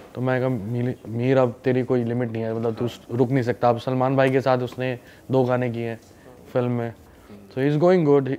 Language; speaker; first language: Hindi; native; Hindi